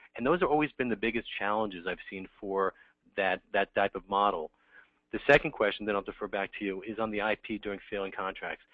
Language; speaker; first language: English; native; English